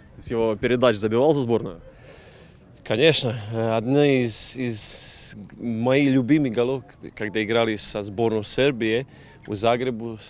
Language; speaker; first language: Russian; non-native, learner; Croatian